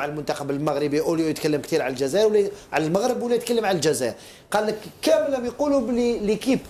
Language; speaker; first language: Arabic; native; Arabic